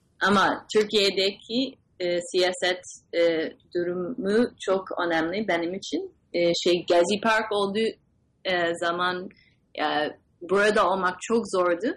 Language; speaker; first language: Turkish; non-native, learner; English